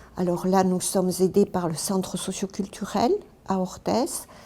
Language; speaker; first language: French; native; French